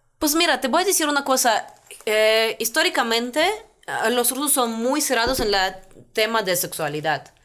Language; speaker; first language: Spanish; non-native, fluent; Russian